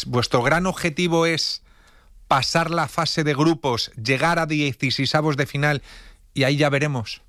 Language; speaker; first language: Spanish; native; Spanish